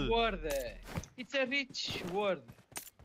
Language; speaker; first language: English; non-native, learner; Portuguese